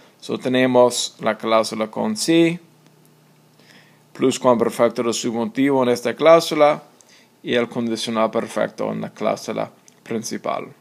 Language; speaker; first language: Spanish; non-native, fluent; English